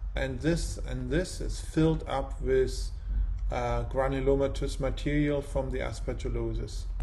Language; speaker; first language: English; non-native, fluent; German